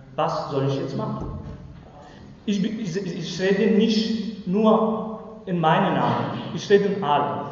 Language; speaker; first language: German; non-native, learner; Romany